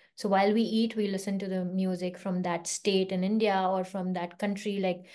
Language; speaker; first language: English; non-native, local second language; Hindi